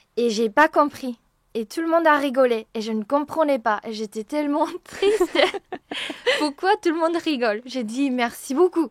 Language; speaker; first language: French; non-native, fluent; Japanese